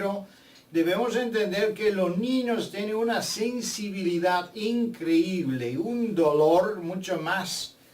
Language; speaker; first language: Spanish; non-native, fluent; Bulgarian